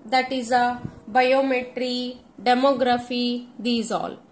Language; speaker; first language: English; non-native, local second language; Kannada